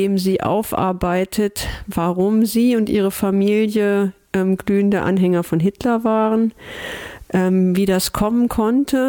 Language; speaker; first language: German; native; German